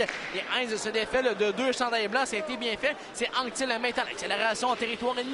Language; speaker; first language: French; native; French